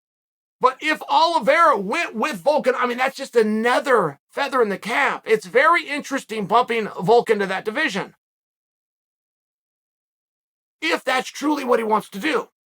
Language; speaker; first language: English; native; English